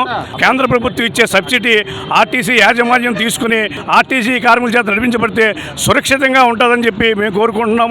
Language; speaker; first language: Telugu; native; Telugu